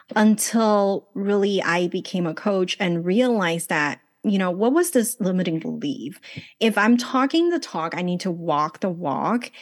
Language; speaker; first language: English; early bilingual, other home language; Chinese